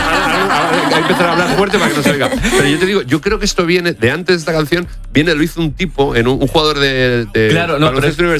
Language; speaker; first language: Spanish; native; Spanish